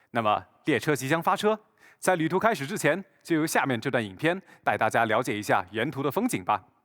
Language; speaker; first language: Chinese; native; Chinese